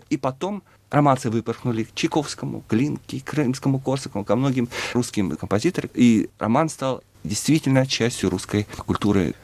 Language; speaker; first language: Russian; native; Russian